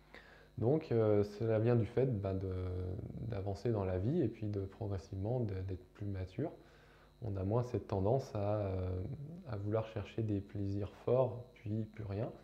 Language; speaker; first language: French; native; French